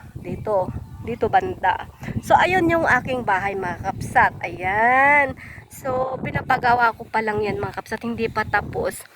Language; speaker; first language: Filipino; non-native, local second language; Iloko